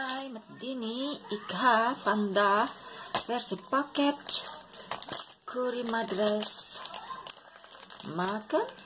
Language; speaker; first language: Dutch; non-native, learner; Indonesian